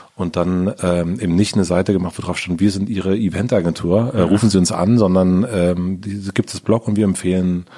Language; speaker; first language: German; native; German